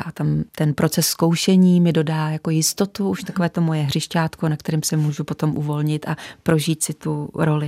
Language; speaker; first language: Czech; native; Czech